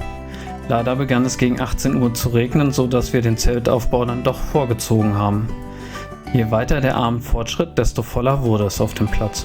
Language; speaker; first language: German; native; German